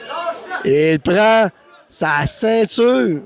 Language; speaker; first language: French; native; French